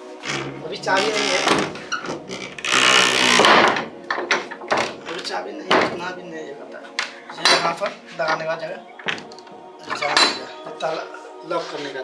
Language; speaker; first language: Hindi; non-native, local second language; Malayalam